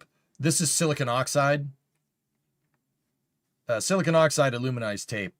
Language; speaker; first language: English; native; English